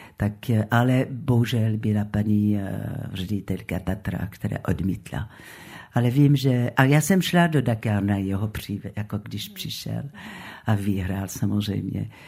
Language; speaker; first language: Czech; non-native, fluent; French